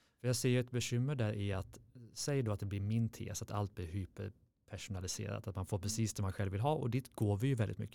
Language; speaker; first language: Swedish; native; Swedish